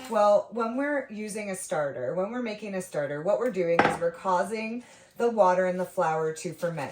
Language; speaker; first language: English; native; English